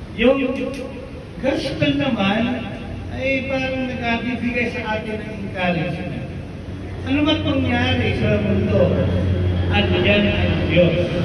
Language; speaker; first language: Filipino; non-native, local second language; Waray